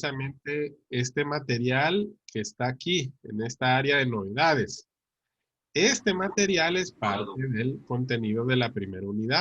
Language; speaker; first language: Spanish; native; Spanish